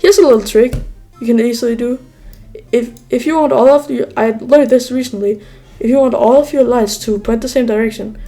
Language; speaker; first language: English; native; English